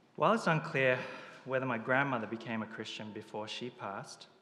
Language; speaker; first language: English; early bilingual, other home language; Japanese